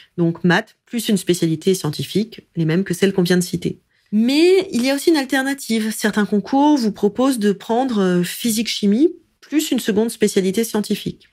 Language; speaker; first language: French; native; French